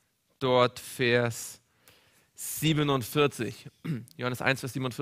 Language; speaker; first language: German; native; German